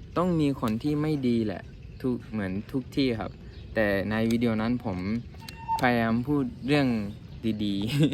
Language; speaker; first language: Thai; non-native, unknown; Turkish